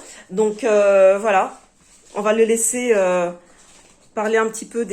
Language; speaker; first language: French; native; French